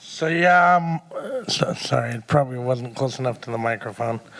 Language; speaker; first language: English; native; English